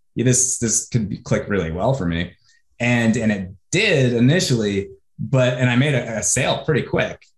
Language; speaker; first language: English; native; English